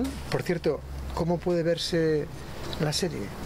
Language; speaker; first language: Spanish; native; Spanish